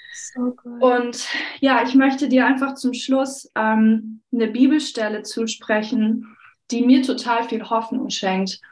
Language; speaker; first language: German; native; German